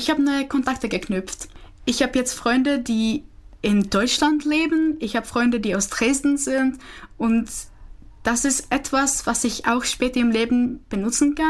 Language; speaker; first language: German; non-native, learner; Czech